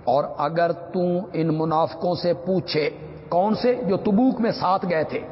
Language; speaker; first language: Urdu; non-native, local second language; Punjabi